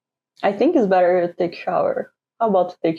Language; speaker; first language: English; non-native, fluent; Portuguese